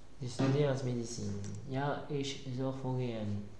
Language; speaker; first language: German; non-native, learner; Arabic